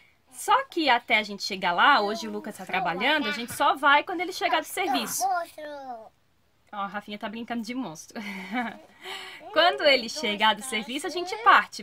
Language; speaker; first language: Portuguese; native; Portuguese